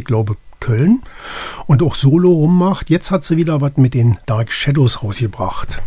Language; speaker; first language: German; native; German